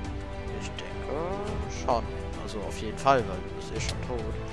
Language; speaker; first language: German; native; German